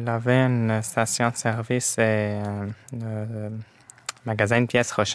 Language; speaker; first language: French; non-native, fluent; Arabic